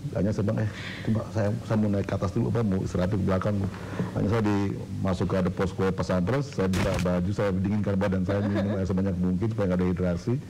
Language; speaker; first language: Indonesian; native; Indonesian